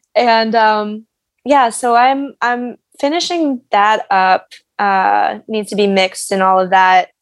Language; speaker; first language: English; native; English